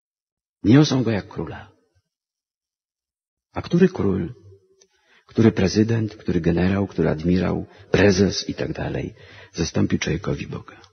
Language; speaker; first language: Polish; native; Polish